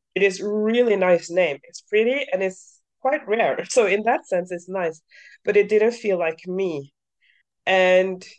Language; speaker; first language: English; early bilingual, other home language; Norwegian